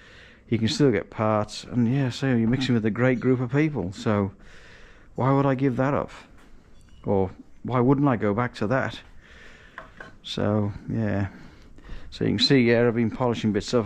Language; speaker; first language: English; native; English